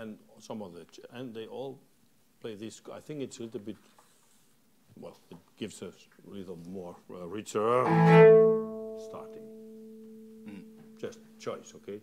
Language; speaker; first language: English; non-native, fluent; Catalan